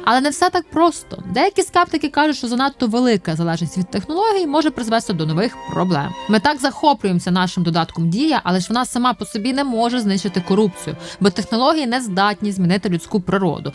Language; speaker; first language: Ukrainian; native; Ukrainian